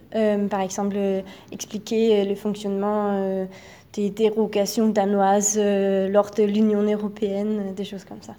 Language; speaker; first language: French; non-native, fluent; Danish